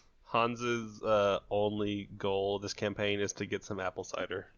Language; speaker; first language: English; native; English